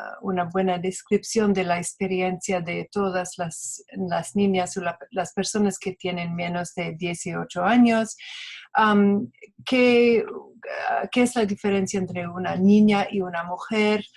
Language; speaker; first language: Spanish; non-native, fluent; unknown